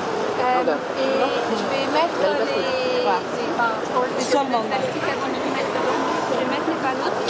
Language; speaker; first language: French; native; French